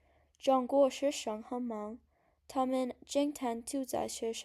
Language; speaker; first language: Chinese; non-native, learner; English